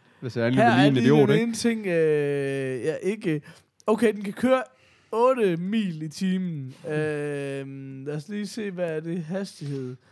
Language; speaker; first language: Danish; native; Danish